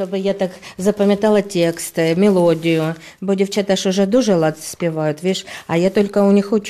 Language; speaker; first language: Polish; non-native, learner; Russian